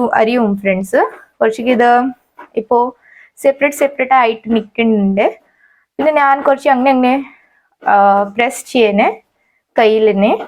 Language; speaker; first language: Malayalam; non-native, fluent; Hindi